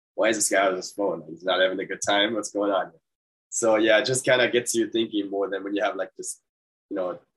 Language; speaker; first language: English; non-native, fluent; German